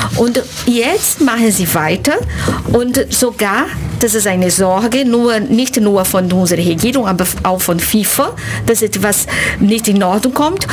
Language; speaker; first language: German; non-native, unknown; Portuguese